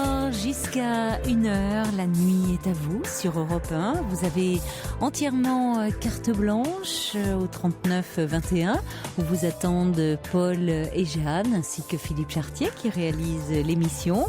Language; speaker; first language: French; native; French